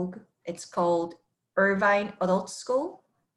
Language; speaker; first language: English; non-native, fluent; Korean